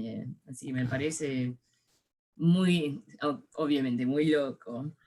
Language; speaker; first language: Spanish; early bilingual, heritage; English